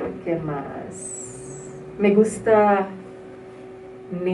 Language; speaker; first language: Spanish; non-native, learner; English